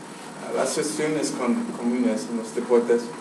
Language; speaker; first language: Spanish; non-native, learner; English